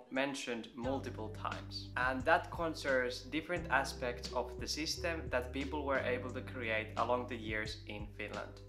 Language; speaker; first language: English; non-native, fluent; Finnish